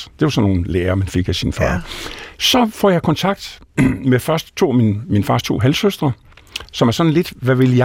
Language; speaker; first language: Danish; native; Danish